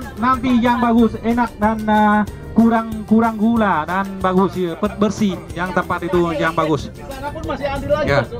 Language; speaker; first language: Indonesian; non-native, learner; Vietnamese